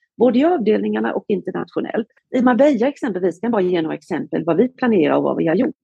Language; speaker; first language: Swedish; native; Swedish